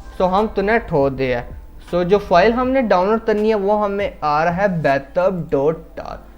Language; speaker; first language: Urdu; non-native, local second language; Punjabi